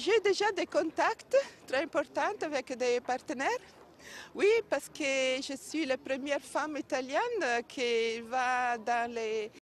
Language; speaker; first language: French; non-native, learner; Italian